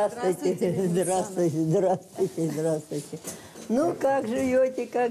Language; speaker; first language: Russian; native; Russian